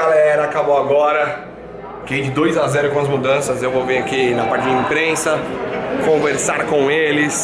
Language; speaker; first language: Portuguese; native; Portuguese